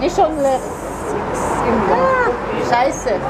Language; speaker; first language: German; non-native, learner; Polish